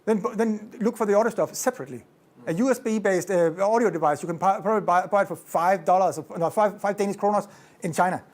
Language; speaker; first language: English; non-native, fluent; Danish